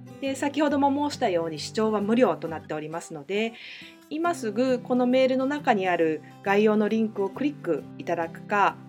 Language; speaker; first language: Japanese; native; Japanese